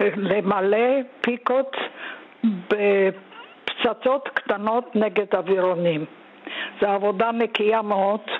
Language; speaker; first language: Hebrew; non-native, fluent; Polish